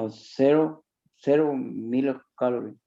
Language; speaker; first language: English; non-native, learner; Spanish